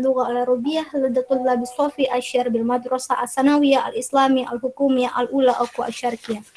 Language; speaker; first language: Arabic; non-native, learner; Indonesian